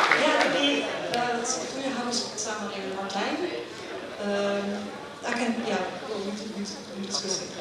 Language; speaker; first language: Indonesian; non-native, learner; Dutch